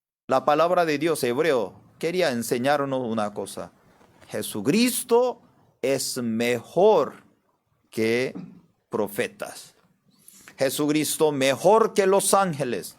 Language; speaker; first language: Spanish; non-native, fluent; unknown